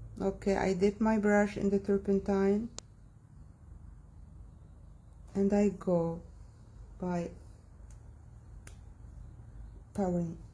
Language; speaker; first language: English; non-native, fluent; Arabic